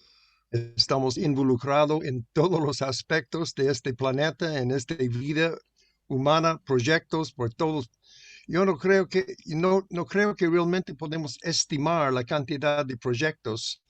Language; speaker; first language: Spanish; non-native, fluent; English